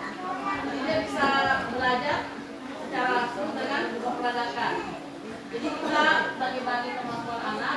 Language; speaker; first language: Indonesian; native; Indonesian